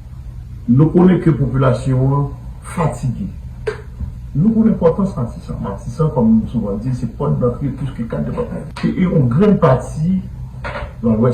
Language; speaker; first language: Haitian Creole; native; Haitian Creole